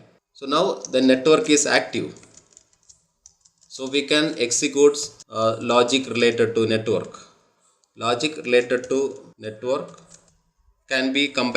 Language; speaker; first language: English; non-native, local second language; Tamil